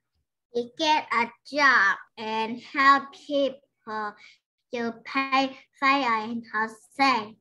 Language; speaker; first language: English; non-native, learner; Vietnamese